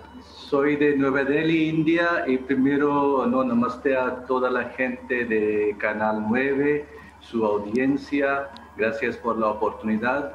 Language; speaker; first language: Spanish; non-native, fluent; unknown